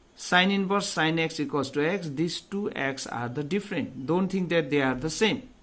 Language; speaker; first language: English; non-native, local second language; Nepali